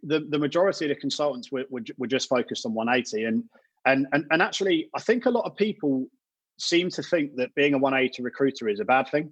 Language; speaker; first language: English; native; English